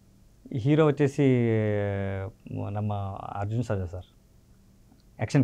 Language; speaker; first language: Telugu; non-native, learner; Kannada